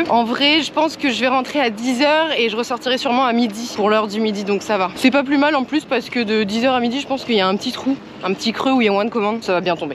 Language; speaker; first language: French; native; French